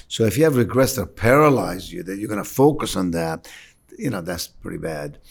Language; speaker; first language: English; non-native, fluent; Arabic